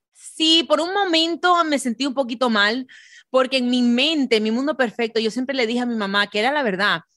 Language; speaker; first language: Spanish; early bilingual, other home language; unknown